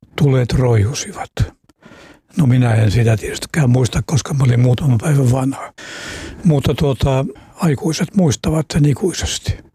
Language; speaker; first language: Finnish; native; Finnish